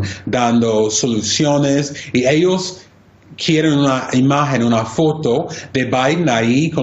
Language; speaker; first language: Spanish; non-native, fluent; English